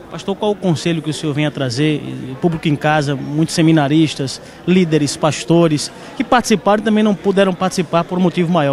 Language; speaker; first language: Portuguese; native; Portuguese